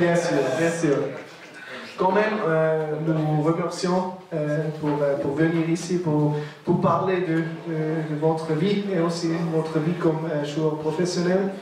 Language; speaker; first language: French; non-native, local second language; German